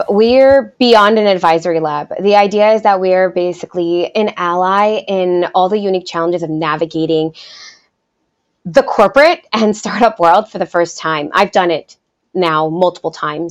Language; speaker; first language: English; early bilingual, other home language; Spanish